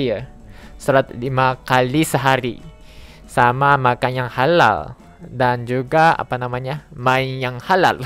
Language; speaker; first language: Indonesian; non-native, fluent; Japanese